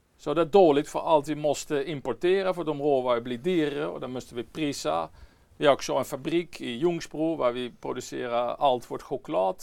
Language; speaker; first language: Swedish; non-native, fluent; Dutch